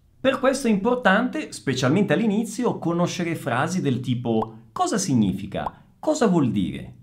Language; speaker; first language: Italian; native; Italian